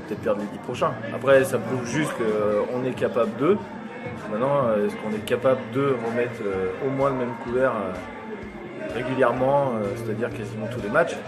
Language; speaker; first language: French; native; French